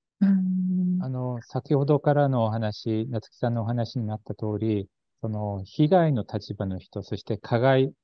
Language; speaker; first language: Japanese; non-native, fluent; Korean